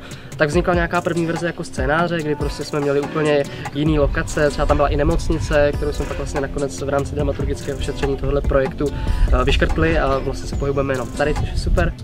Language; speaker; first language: Czech; native; Czech